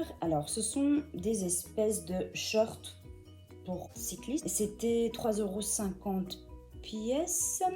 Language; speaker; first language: French; native; French